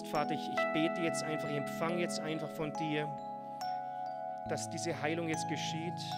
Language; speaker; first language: German; native; German